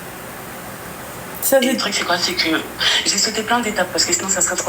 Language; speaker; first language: French; native; French